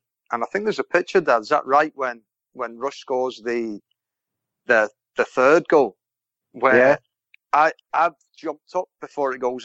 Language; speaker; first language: English; native; English